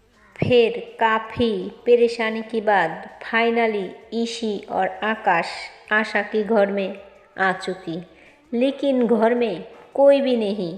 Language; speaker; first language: Hindi; non-native, local second language; Bangla